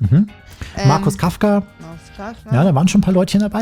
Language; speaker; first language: German; native; German